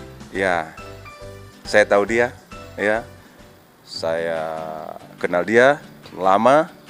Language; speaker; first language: Indonesian; non-native, local second language; Minangkabau